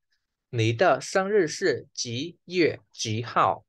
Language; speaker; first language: Chinese; non-native, fluent; Khmer